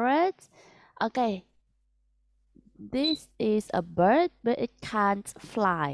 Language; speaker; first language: English; non-native, fluent; Vietnamese